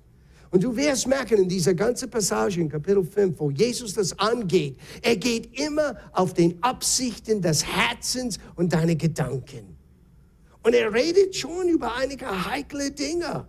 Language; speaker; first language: German; non-native, fluent; English